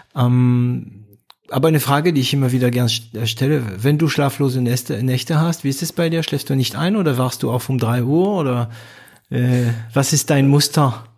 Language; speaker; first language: German; non-native, fluent; French